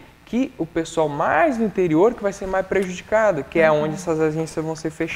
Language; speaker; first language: Portuguese; native; Portuguese